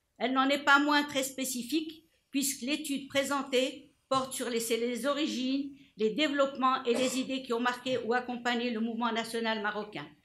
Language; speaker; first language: French; non-native, local second language; Arabic